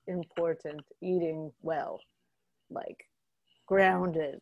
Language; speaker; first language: English; non-native, fluent; Japanese